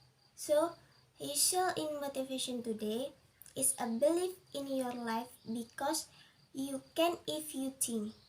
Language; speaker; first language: English; non-native, learner; Indonesian